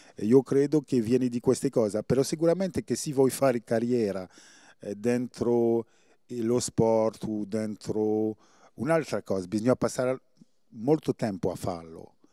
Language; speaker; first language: Italian; non-native, fluent; French